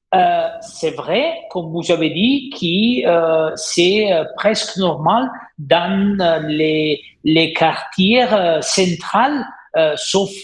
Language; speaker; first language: French; non-native, fluent; Italian